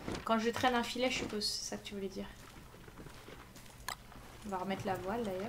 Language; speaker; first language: French; native; French